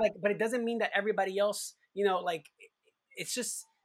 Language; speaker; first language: English; non-native, fluent; Spanish